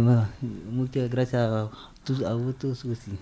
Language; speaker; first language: Spanish; non-native, learner; French